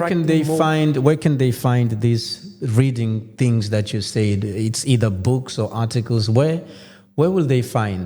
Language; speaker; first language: English; non-native, fluent; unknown